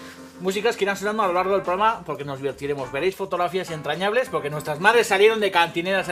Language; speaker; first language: Spanish; native; Spanish